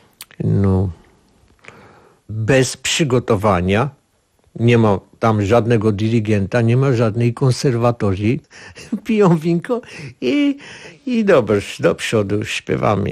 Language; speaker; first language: Polish; non-native, learner; Armenian